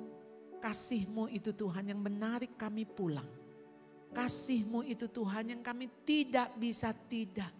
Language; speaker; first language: Indonesian; native; Indonesian